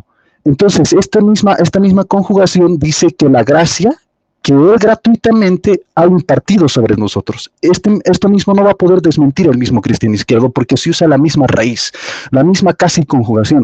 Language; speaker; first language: Spanish; native; Spanish